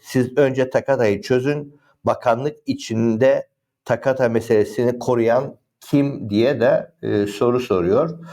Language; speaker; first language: Turkish; native; Turkish